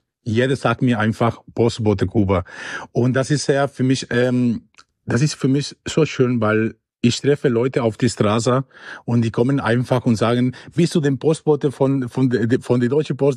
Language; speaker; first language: German; non-native, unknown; Spanish